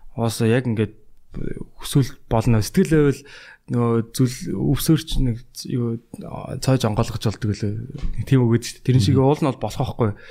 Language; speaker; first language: Mongolian; native; Mongolian